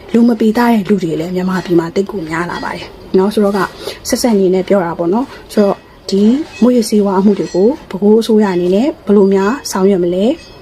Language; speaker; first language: Burmese; native; Burmese